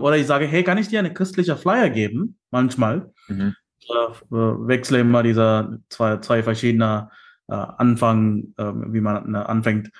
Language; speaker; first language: German; non-native, fluent; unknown